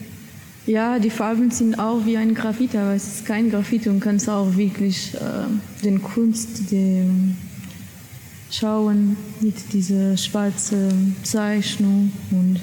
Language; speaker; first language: German; non-native, learner; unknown